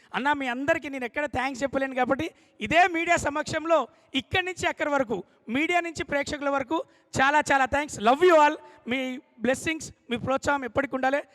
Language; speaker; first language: Telugu; native; Telugu